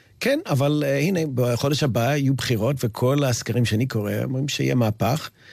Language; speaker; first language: Hebrew; non-native, fluent; English